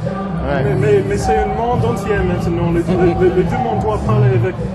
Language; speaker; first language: French; non-native, learner; English